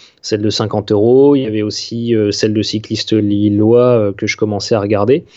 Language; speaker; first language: French; native; French